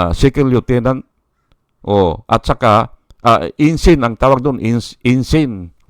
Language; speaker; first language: Filipino; native; Filipino